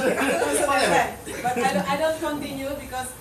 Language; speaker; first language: English; non-native, learner; Indonesian